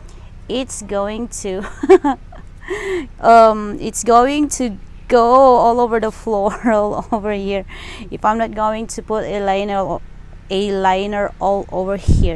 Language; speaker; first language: English; non-native, local second language; Filipino